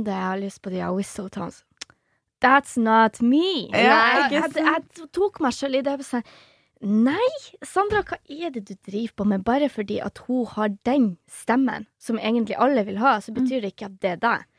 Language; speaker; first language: Norwegian; non-native, fluent; Polish